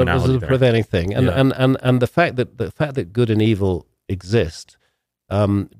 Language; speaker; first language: English; native; English